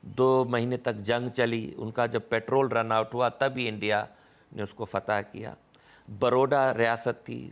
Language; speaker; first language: Urdu; non-native, local second language; Sindhi